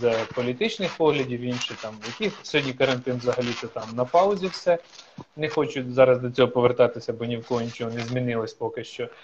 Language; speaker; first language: Ukrainian; native; Ukrainian